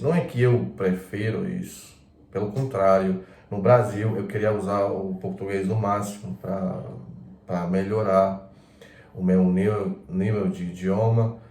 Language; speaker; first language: Portuguese; non-native, fluent; Croatian